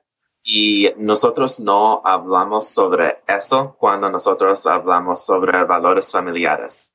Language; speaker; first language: Spanish; early bilingual, heritage; English